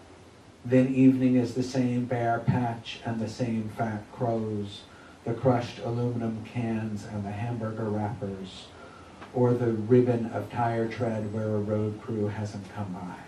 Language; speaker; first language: English; native; English